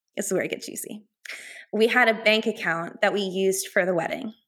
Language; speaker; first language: English; native; English